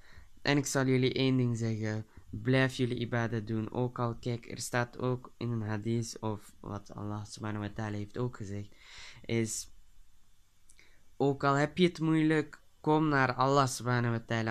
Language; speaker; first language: Dutch; early bilingual, other home language; Turkish